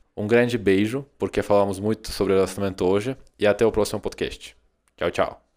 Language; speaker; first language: Portuguese; non-native, fluent; Russian